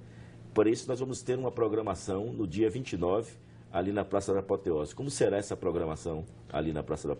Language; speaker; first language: Portuguese; native; Portuguese